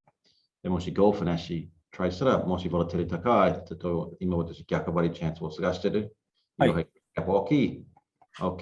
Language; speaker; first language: Japanese; non-native, learner; English